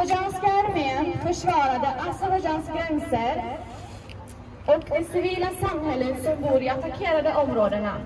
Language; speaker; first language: Swedish; non-native, fluent; Azerbaijani